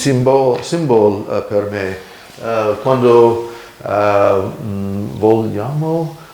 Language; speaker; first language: Italian; non-native, learner; English